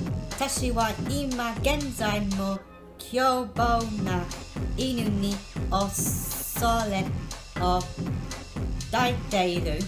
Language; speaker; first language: Japanese; non-native, learner; English